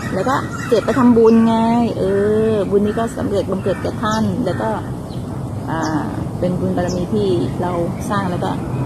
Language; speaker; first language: Thai; non-native, local second language; Northern Khmer